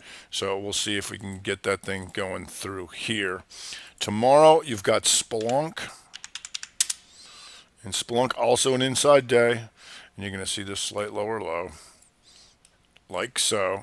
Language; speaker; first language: English; native; English